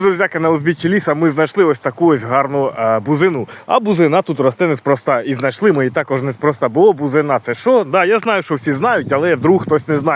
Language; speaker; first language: Ukrainian; native; Ukrainian